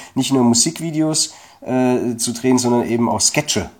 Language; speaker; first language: German; native; German